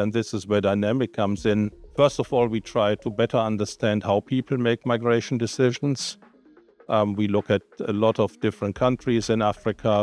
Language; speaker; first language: English; non-native, fluent; German